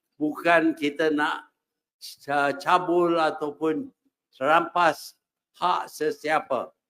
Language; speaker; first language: Malay; native; Malay